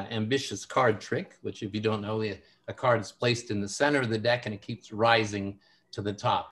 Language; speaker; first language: English; native; English